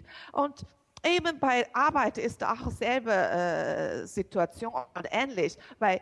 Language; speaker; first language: German; non-native, learner; Chinese